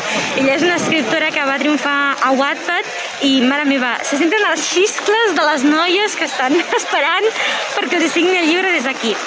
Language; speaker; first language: Catalan; native; Catalan